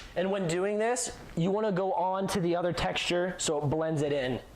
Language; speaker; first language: English; native; English